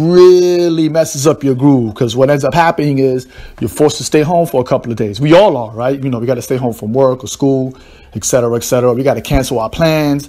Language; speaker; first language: English; native; English